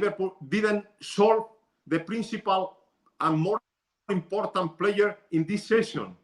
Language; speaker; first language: English; non-native, learner; Spanish